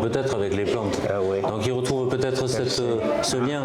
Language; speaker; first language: French; native; French